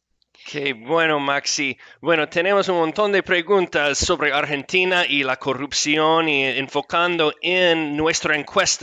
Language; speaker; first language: Spanish; non-native, fluent; English